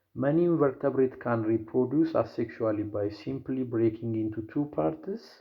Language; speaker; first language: English; non-native, local second language; Amharic